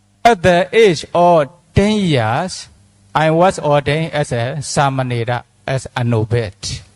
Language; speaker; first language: English; non-native, fluent; Burmese